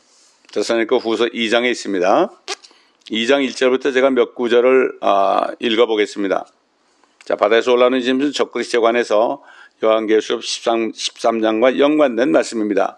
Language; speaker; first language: Korean; native; Korean